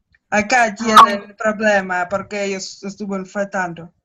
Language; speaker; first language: Spanish; non-native, learner; Russian